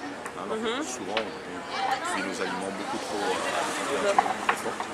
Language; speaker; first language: French; native; French